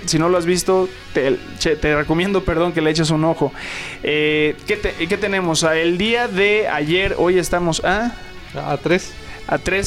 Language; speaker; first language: Spanish; native; Spanish